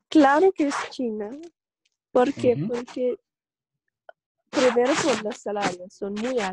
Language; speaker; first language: Spanish; non-native, learner; Russian